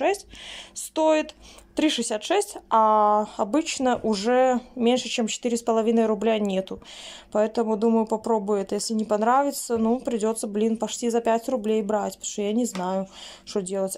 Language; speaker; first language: Russian; native; Russian